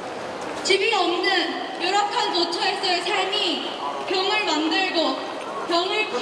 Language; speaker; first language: Korean; native; Korean